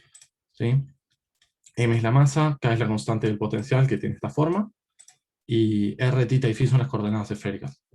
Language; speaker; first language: Spanish; native; Spanish